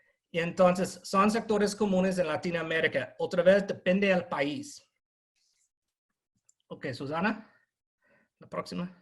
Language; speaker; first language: Spanish; non-native, fluent; English